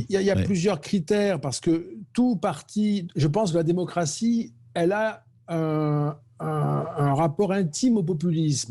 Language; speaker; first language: French; native; French